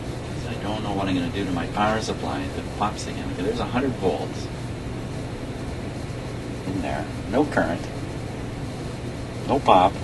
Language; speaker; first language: English; native; English